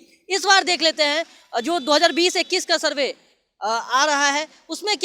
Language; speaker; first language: Hindi; native; Hindi